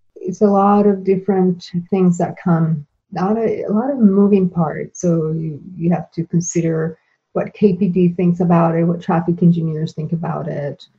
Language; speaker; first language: English; non-native, fluent; Spanish